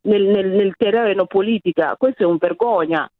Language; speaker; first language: Italian; non-native, fluent; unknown